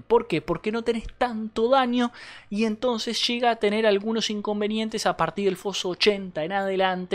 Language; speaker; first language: Spanish; native; Spanish